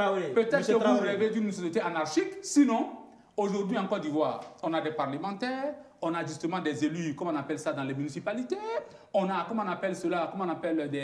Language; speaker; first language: French; native; French